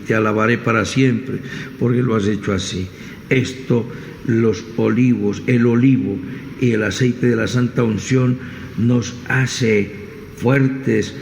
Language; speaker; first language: Spanish; native; Spanish